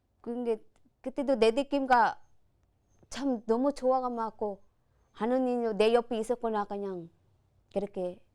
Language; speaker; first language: Korean; non-native, learner; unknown